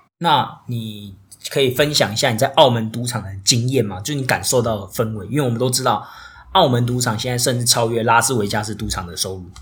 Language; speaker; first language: Chinese; native; Chinese